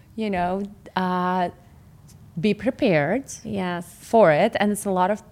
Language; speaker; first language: English; non-native, fluent; Russian